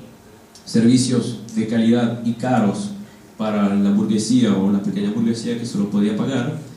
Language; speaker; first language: Spanish; non-native, fluent; French